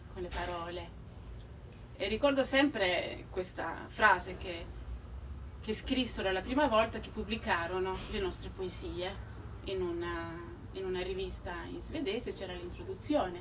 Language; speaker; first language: Italian; non-native, fluent; Spanish